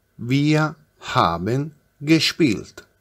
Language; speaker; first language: German; non-native, fluent; Italian